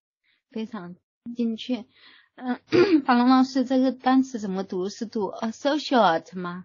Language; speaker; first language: Chinese; native; Chinese